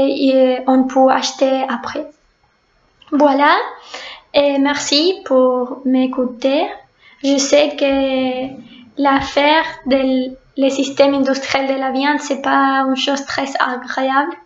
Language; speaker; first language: French; non-native, fluent; Spanish